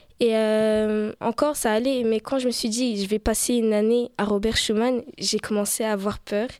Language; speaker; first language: French; early bilingual, other home language; Portuguese